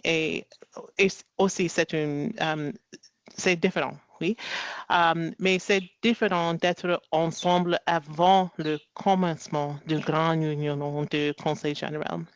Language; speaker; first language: French; non-native, learner; English